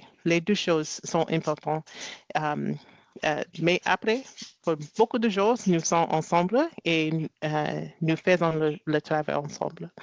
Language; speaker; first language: French; non-native, learner; English